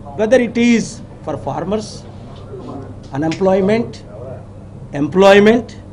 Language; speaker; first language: English; non-native, local second language; Telugu